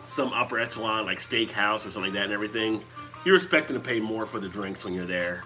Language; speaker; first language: English; native; English